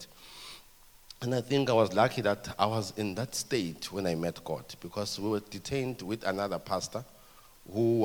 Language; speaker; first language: English; non-native, local second language; Zulu